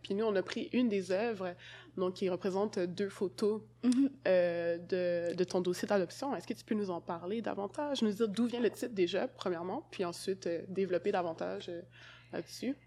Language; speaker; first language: French; native; French